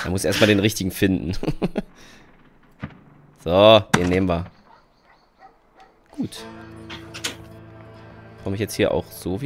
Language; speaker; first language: German; native; German